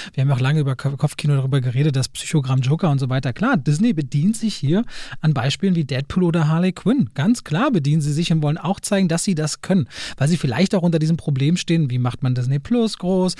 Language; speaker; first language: German; native; German